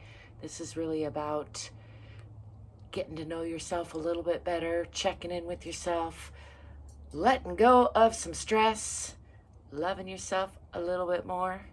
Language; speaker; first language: English; native; English